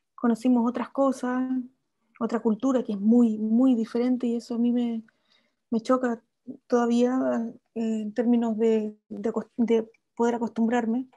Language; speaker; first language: Spanish; native; Spanish